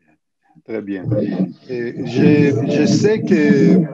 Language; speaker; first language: French; non-native, learner; Italian